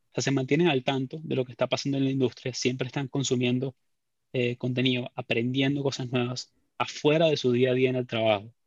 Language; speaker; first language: Spanish; native; Spanish